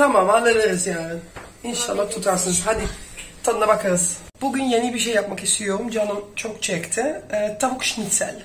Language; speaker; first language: Turkish; early bilingual, heritage; Turkish